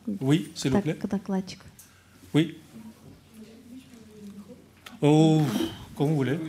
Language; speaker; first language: French; non-native, learner; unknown